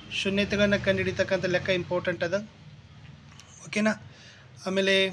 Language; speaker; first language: Kannada; native; Kannada